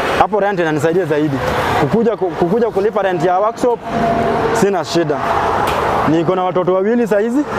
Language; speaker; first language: Swahili; non-native, local second language; Luo (Kenya and Tanzania)